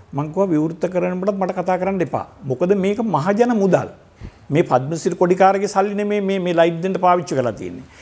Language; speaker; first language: Sinhala; native; Sinhala